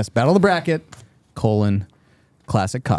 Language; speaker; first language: English; native; English